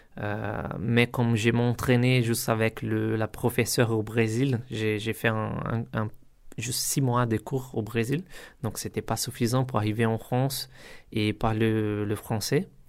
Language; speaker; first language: French; non-native, learner; Portuguese